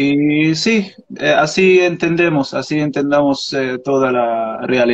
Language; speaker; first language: Spanish; non-native, learner; Arabic